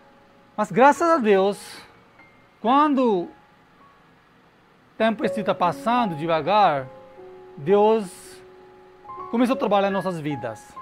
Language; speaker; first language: Portuguese; non-native, learner; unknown